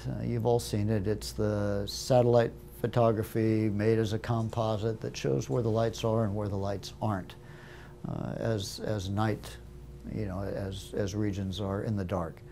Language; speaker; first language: English; native; English